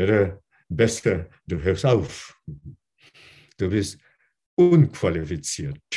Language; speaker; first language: German; non-native, fluent; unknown